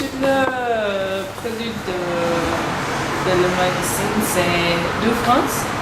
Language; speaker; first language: French; non-native, learner; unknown